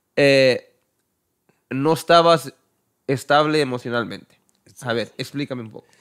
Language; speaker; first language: Spanish; early bilingual, heritage; Spanish